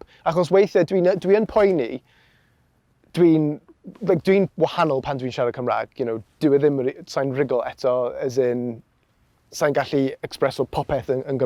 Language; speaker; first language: Welsh; non-native, local second language; English